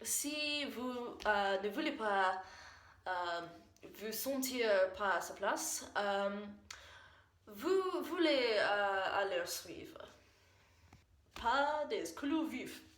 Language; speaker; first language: French; non-native, learner; English